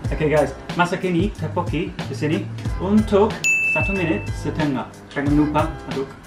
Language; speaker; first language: Indonesian; non-native, learner; English